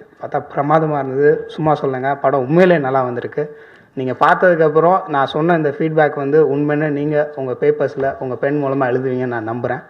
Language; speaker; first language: Tamil; native; Tamil